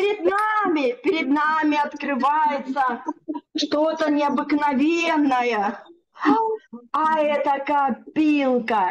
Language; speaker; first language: Russian; native; Russian